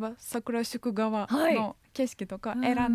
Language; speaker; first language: Japanese; non-native, fluent; Turkish